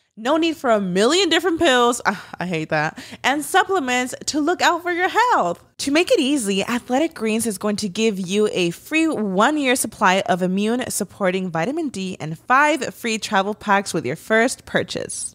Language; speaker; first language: English; early bilingual, other home language; Spanish